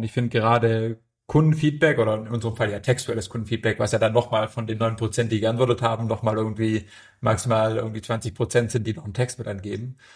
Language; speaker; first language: German; native; German